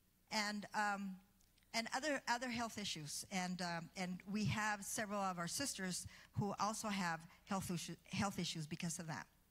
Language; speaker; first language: English; early bilingual, other home language; Spanish